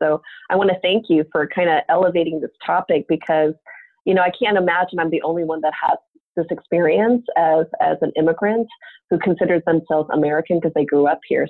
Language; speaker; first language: English; native; English